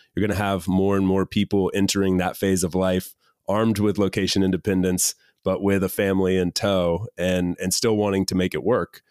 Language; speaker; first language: English; native; English